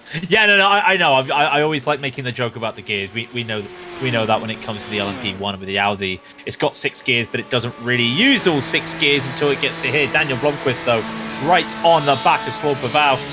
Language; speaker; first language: English; native; English